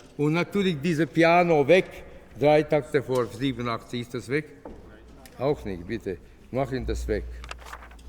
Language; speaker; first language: German; non-native, learner; Latvian